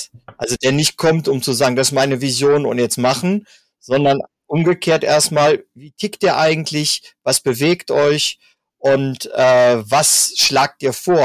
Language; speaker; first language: German; native; German